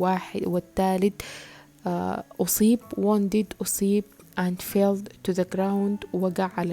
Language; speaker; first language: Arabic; native; Arabic